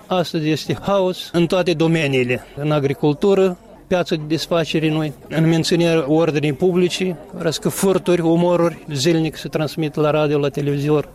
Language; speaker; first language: Romanian; native; Romanian